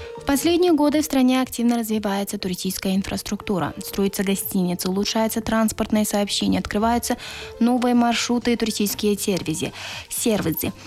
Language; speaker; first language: Russian; non-native, local second language; Tajik